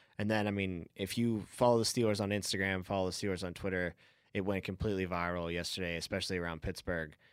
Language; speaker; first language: English; native; English